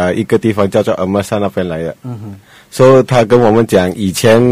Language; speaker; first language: Chinese; non-native, local second language; Punjabi